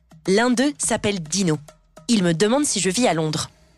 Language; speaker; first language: French; native; French